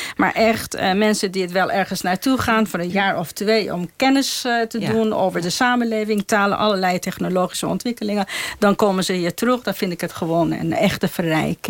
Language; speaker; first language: Dutch; non-native, fluent; Persian